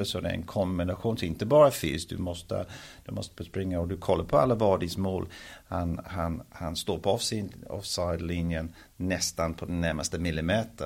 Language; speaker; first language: Swedish; early bilingual, heritage; Swedish